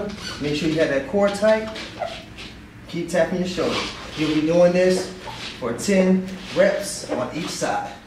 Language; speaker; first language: English; native; English